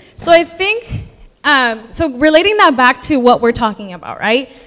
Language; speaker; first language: English; early bilingual, other home language; Spanish